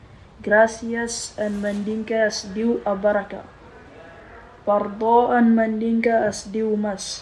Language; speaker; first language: Catalan; non-native, learner; Mandingo